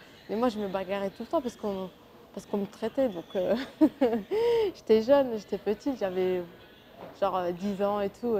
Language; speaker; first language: French; early bilingual, other home language; Arabic